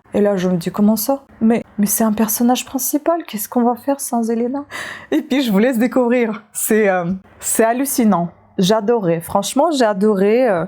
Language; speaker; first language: French; non-native, fluent; Russian